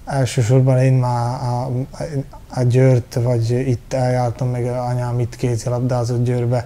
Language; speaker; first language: Hungarian; early bilingual, heritage; Hungarian